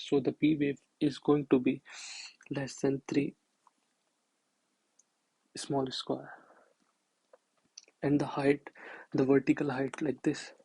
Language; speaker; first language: English; non-native, local second language; Hindi